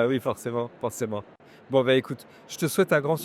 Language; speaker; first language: French; native; French